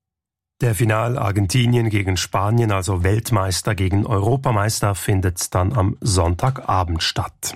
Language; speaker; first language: German; native; German